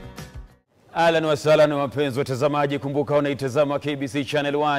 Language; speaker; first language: Swahili; non-native, local second language; Gusii